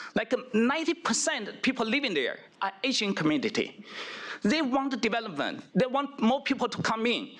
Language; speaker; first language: English; non-native, fluent; Chinese